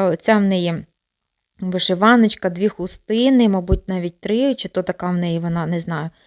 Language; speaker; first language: Ukrainian; non-native, local second language; Russian